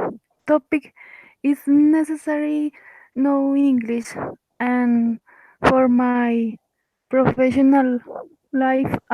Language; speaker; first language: English; non-native, learner; Spanish